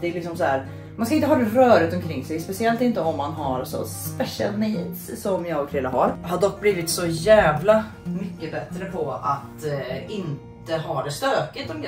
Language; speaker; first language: Swedish; native; Swedish